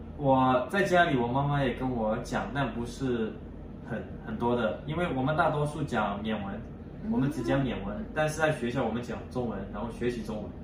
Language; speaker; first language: Chinese; early bilingual, heritage; Burmese